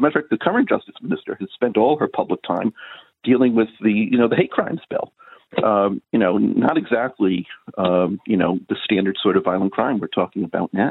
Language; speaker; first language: English; native; English